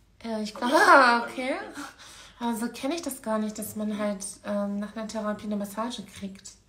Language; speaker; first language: German; native; German